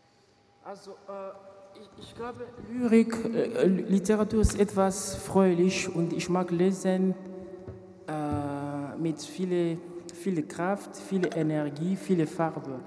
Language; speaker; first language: German; non-native, learner; French